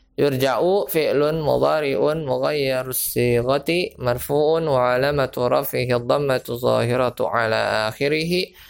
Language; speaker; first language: Arabic; non-native, fluent; Indonesian